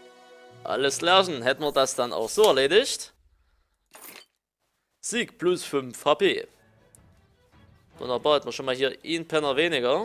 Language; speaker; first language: German; native; German